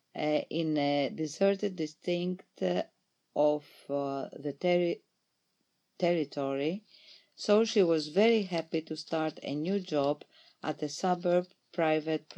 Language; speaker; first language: English; non-native, fluent; Greek